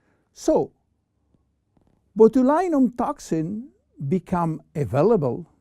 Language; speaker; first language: English; non-native, fluent; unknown